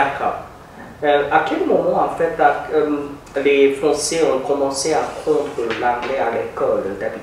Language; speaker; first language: French; non-native, fluent; Japanese